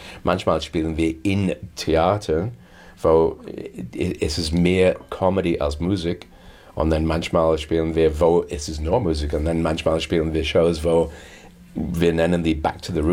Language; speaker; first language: German; non-native, fluent; English